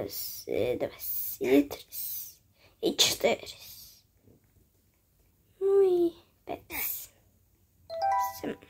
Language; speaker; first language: Russian; early bilingual, heritage; Russian